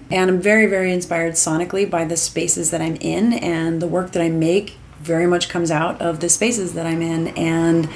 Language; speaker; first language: English; native; English